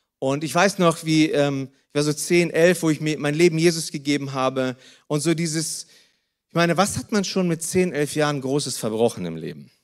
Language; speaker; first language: German; early bilingual, other home language; Russian